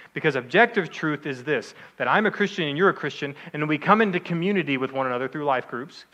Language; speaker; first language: English; native; English